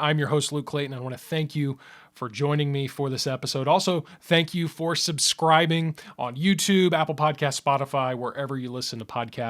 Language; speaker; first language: English; native; English